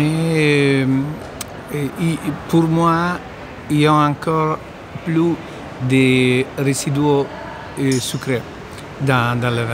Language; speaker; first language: French; non-native, learner; Italian